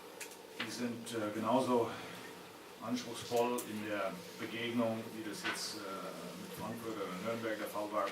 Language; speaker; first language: German; native; German